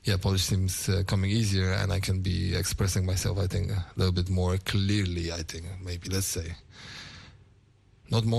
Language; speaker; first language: English; non-native, fluent; Polish